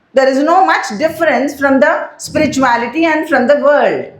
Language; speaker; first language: English; non-native, local second language; Telugu